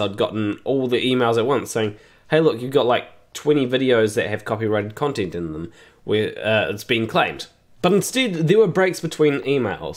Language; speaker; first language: English; native; English